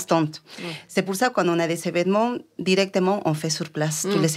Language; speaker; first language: French; non-native, fluent; Spanish